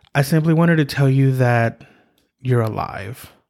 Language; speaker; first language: English; early bilingual, other home language; Spanish